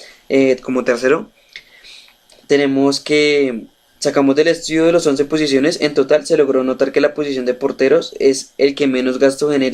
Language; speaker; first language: Spanish; native; Spanish